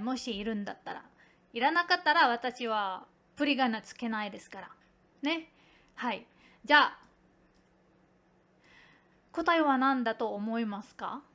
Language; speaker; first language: Japanese; non-native, fluent; Filipino